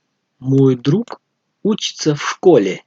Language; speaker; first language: Russian; non-native, fluent; Tajik